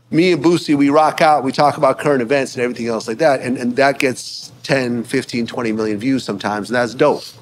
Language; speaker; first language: English; native; English